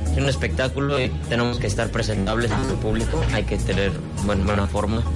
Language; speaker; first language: Spanish; non-native, fluent; Persian